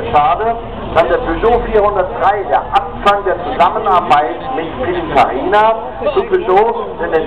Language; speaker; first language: German; native; German